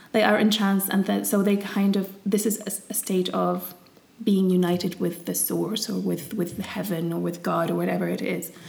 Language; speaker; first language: English; early bilingual, heritage; Arabic